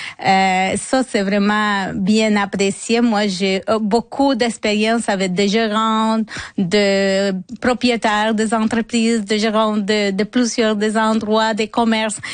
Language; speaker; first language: French; non-native, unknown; Spanish